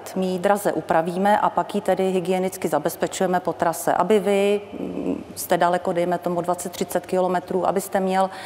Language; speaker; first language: Czech; native; Czech